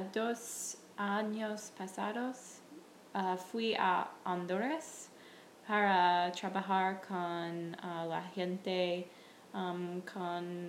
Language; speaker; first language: Spanish; non-native, learner; English